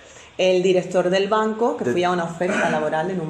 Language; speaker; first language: Spanish; native; Spanish